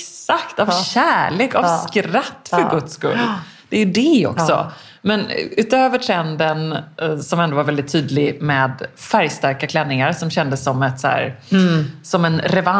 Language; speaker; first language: Swedish; native; Swedish